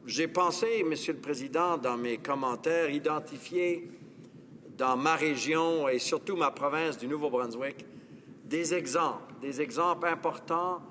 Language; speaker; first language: French; non-native, local second language; English